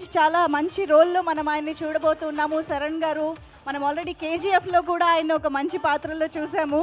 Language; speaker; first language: Telugu; native; Telugu